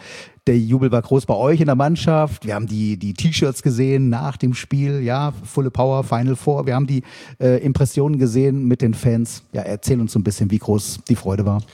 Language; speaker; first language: German; native; German